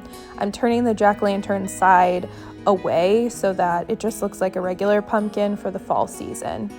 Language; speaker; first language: English; native; English